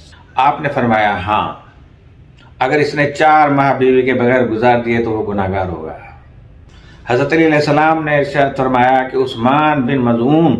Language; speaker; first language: Urdu; native; Urdu